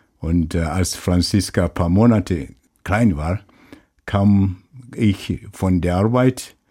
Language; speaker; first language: German; non-native, learner; Swahili